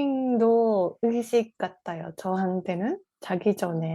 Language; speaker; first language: Korean; non-native, fluent; Japanese